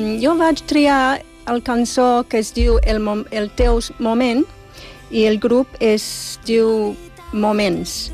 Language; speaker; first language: Catalan; non-native, fluent; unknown